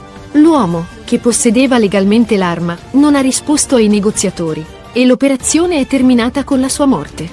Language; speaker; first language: Italian; native; Italian